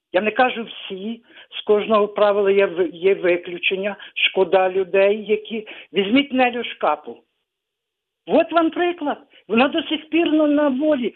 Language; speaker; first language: Ukrainian; native; Ukrainian